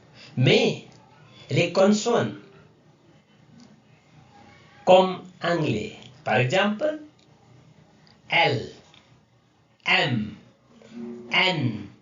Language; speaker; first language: French; non-native, learner; Nepali